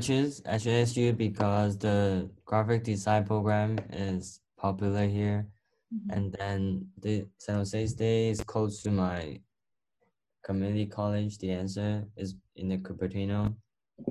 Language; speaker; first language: English; non-native, learner; Cantonese